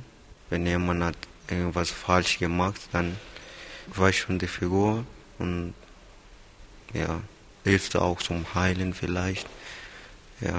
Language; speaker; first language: German; non-native, learner; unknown